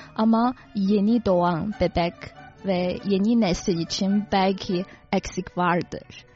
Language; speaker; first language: Turkish; non-native, fluent; Chinese